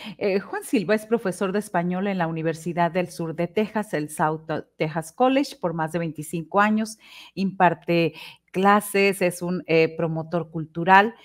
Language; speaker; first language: Spanish; native; Spanish